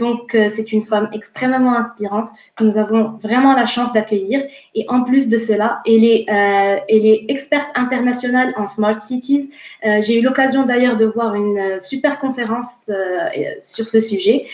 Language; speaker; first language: French; non-native, local second language; Arabic